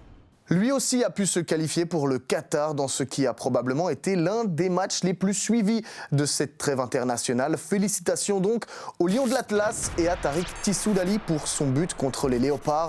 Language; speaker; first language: French; native; French